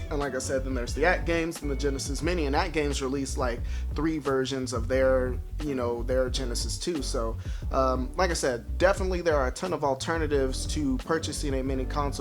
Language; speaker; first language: English; native; English